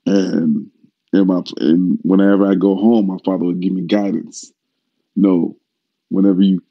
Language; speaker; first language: English; native; English